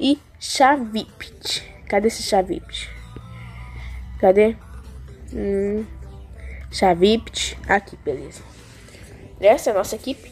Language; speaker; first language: Portuguese; native; Portuguese